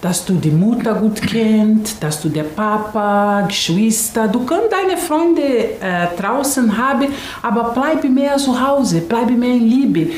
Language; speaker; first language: German; non-native, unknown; Portuguese